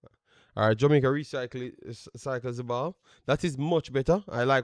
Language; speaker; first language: English; native; English